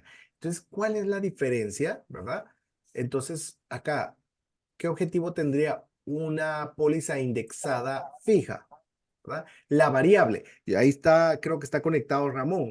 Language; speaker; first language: Spanish; native; Spanish